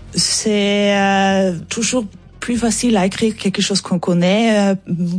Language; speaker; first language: French; non-native, fluent; Norwegian